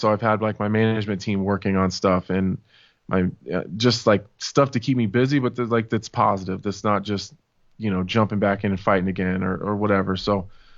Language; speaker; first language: English; native; English